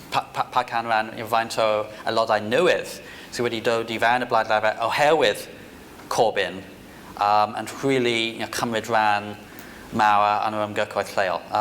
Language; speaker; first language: Welsh; non-native, fluent; English